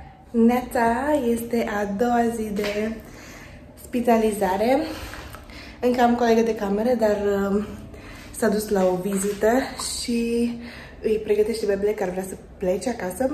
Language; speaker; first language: Romanian; native; Romanian